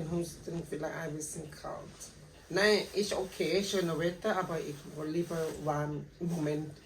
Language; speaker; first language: German; non-native, learner; Thai